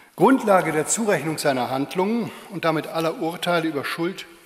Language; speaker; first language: German; native; German